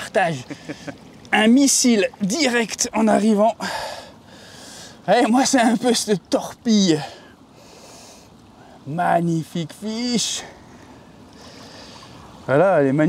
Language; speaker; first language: French; native; French